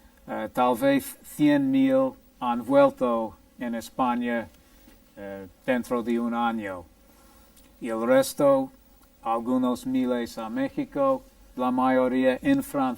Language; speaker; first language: Spanish; non-native, fluent; English